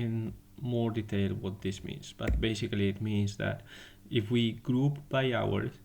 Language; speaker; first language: English; non-native, fluent; Spanish